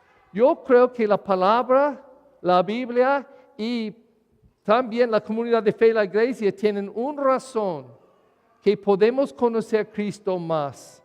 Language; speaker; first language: Spanish; non-native, learner; English